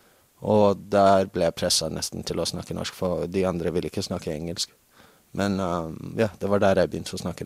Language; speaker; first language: Norwegian; non-native, fluent; English